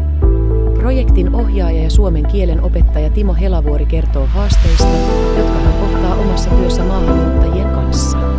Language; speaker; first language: Finnish; native; Finnish